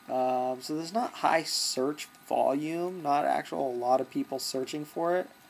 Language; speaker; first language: English; native; English